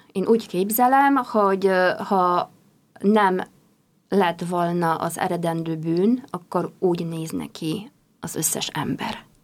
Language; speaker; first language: Hungarian; non-native, fluent; Polish